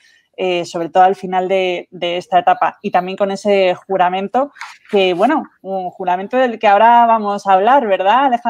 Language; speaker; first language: Spanish; native; Spanish